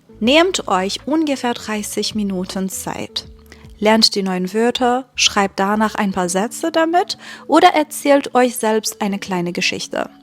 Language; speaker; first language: German; non-native, fluent; Persian